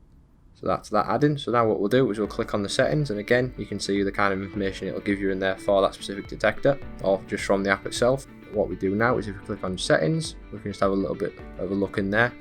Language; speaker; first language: English; native; English